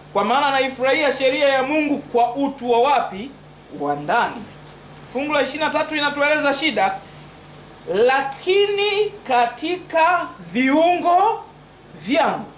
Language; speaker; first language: Swahili; native; Swahili